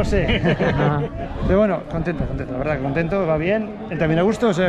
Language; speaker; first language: Spanish; native; Spanish